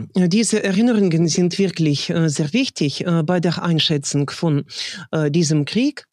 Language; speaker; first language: German; non-native, fluent; Russian